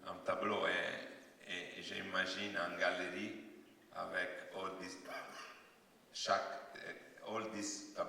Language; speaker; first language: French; non-native, learner; Italian